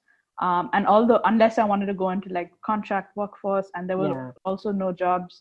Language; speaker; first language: English; non-native, local second language; Tamil